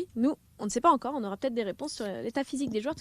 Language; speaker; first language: French; native; French